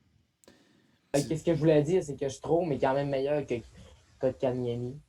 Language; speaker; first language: French; native; French